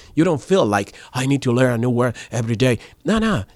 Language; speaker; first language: English; non-native, learner; Spanish